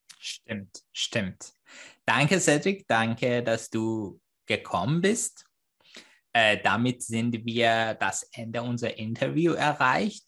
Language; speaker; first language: German; non-native, fluent; Persian